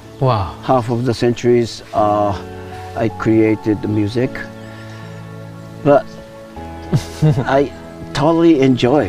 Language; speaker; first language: English; non-native, learner; Japanese